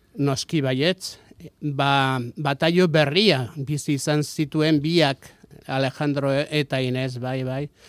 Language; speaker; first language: Basque; non-native, local second language; Spanish